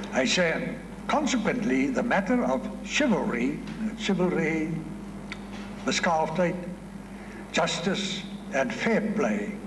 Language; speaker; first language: English; non-native, local second language; Afrikaans